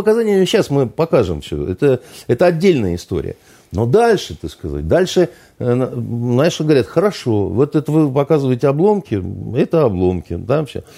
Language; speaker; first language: Russian; native; Russian